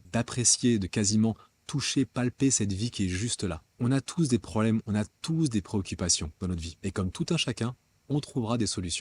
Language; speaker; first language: French; native; French